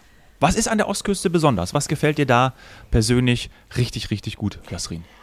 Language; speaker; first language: German; native; German